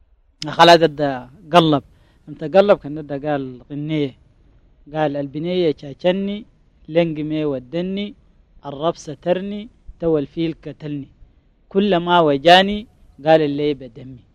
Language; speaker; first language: Arabic; native; Arabic